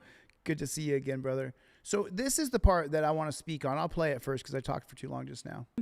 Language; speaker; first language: English; native; English